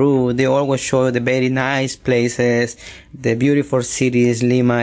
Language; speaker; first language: English; non-native, learner; Spanish